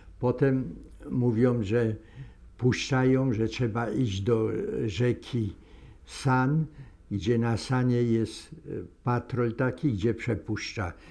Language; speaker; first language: Polish; native; Polish